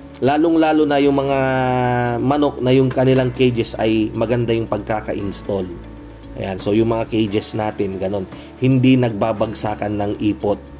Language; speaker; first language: Filipino; non-native, local second language; Pangasinan